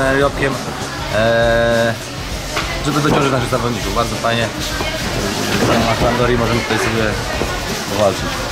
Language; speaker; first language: Polish; native; Polish